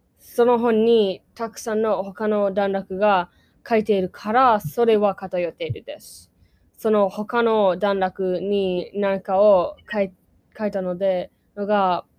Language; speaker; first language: Japanese; non-native, learner; English